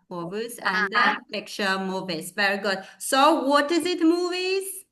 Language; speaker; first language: English; non-native, fluent; Kazakh